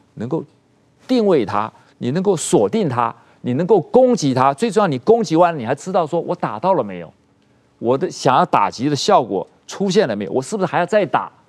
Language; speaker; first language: Chinese; native; Chinese